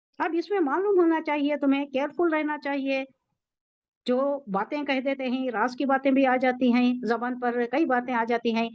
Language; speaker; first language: Urdu; native; Urdu